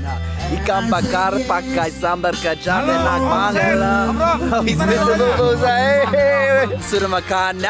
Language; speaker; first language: Indonesian; non-native, learner; English